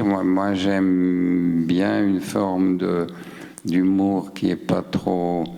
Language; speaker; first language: French; non-native, local second language; German